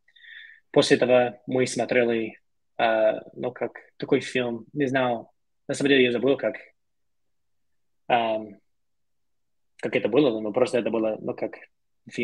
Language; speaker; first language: Russian; non-native, learner; English